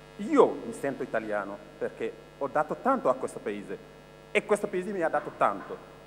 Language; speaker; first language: Italian; non-native, fluent; Wolof